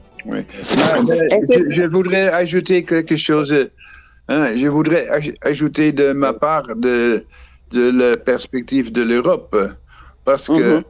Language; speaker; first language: French; non-native, learner; Dutch